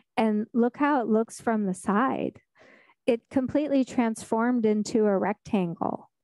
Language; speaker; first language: English; native; English